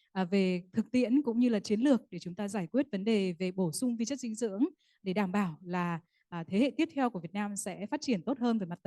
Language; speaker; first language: Vietnamese; native; Vietnamese